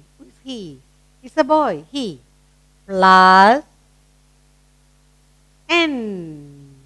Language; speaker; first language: English; non-native, local second language; Tamil